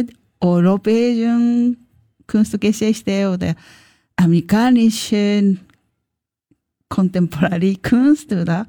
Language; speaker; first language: German; non-native, learner; Japanese